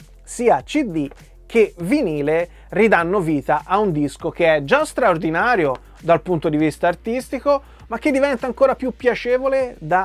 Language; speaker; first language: Italian; native; Italian